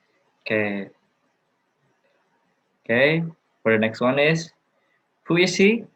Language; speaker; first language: English; non-native, learner; Indonesian